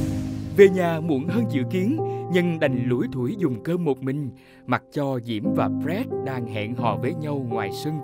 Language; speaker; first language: Vietnamese; native; Vietnamese